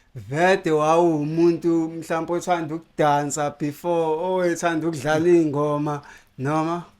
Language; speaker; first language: Zulu; native; Zulu